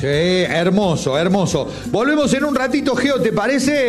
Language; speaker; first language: Spanish; native; Spanish